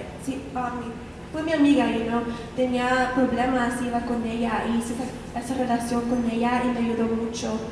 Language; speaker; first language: Spanish; early bilingual, heritage; Spanish